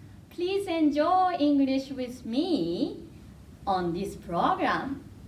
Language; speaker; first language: English; non-native, fluent; Japanese